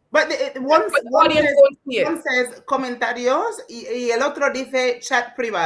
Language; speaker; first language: Spanish; non-native, fluent; English